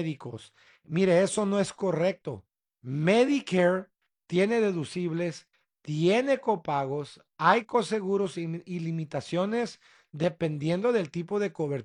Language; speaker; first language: Spanish; early bilingual, heritage; Spanish